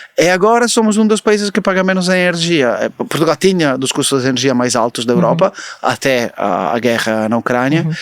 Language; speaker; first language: Portuguese; non-native, fluent; Italian